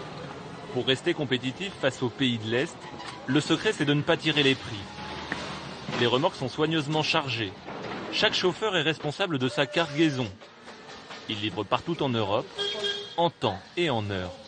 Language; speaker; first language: French; native; French